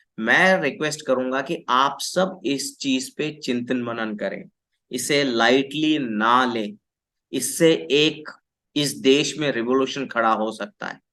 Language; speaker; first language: Hindi; non-native, local second language; Marathi